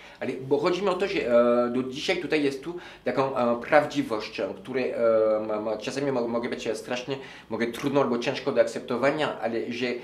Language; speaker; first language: Polish; non-native, learner; French